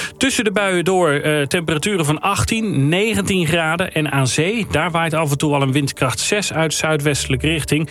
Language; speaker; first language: Dutch; native; Dutch